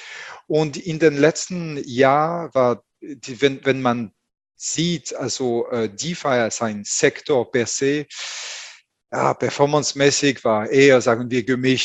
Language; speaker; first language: German; non-native, fluent; French